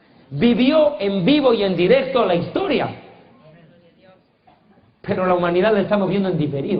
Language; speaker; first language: Spanish; native; Spanish